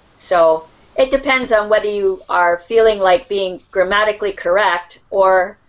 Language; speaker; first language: English; native; English